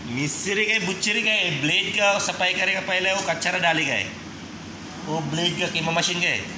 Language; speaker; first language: Hindi; non-native, learner; Filipino